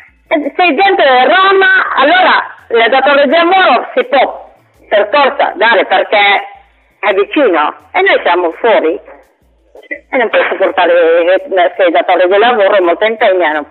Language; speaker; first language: Italian; non-native, learner; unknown